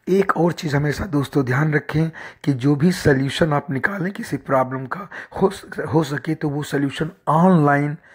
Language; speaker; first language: Hindi; native; Hindi